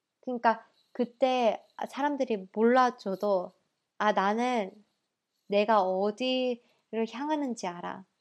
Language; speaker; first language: Korean; early bilingual, heritage; Korean